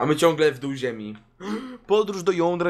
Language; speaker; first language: Polish; native; Polish